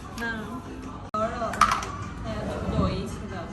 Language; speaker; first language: Chinese; non-native, learner; Armenian